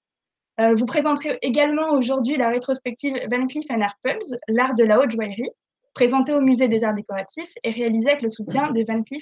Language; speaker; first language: French; native; French